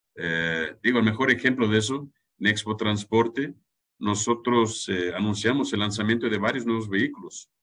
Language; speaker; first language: Spanish; non-native, fluent; German